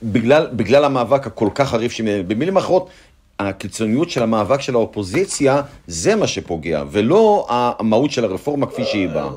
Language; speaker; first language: Hebrew; native; Hebrew